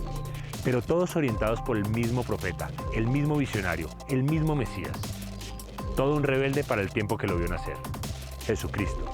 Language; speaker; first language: Spanish; native; Spanish